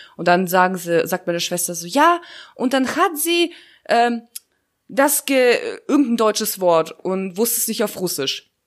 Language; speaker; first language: German; early bilingual, other home language; Russian